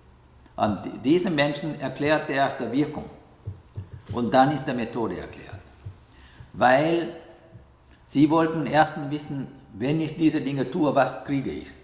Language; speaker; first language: German; non-native, learner; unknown